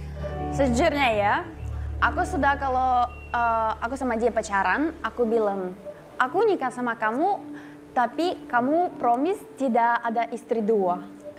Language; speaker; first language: Indonesian; non-native, learner; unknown